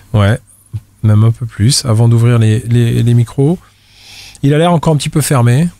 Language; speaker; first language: French; native; French